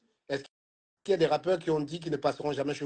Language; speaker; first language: French; native; French